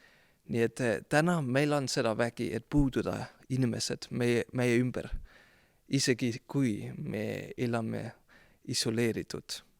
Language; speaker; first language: Estonian; non-native, fluent; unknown